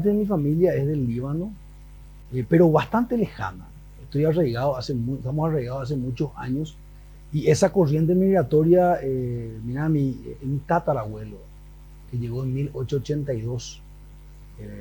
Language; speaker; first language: Spanish; native; Spanish